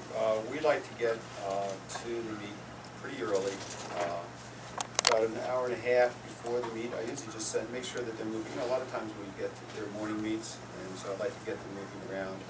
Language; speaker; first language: English; native; English